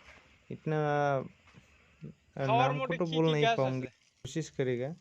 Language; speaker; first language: Hindi; non-native, local second language; Bodo